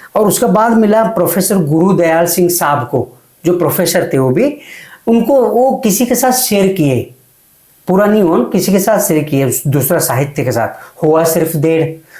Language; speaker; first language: Hindi; non-native, local second language; Kannada